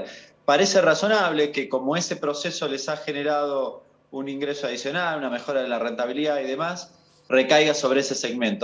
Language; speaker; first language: Spanish; native; Spanish